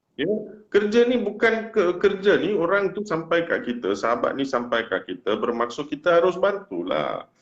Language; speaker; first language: Malay; non-native, local second language; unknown